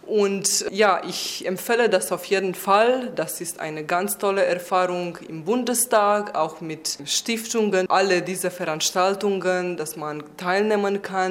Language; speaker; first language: German; non-native, fluent; Romanian